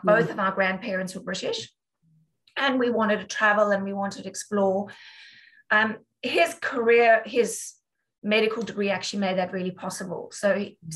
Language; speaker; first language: English; native; English